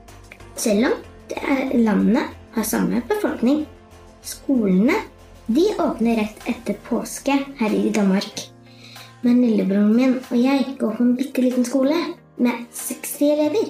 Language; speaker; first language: Norwegian; early bilingual, heritage; Norwegian